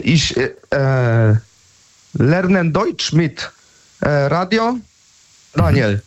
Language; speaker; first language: German; non-native, learner; Polish